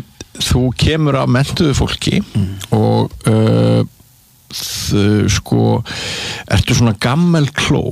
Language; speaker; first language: Icelandic; native; Icelandic